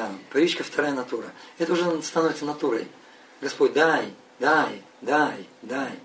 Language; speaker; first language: Russian; native; Russian